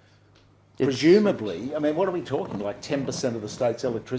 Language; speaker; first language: English; native; English